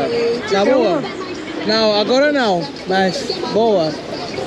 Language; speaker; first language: Portuguese; non-native, learner; English